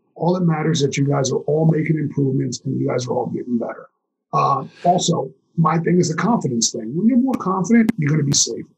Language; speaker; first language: English; native; English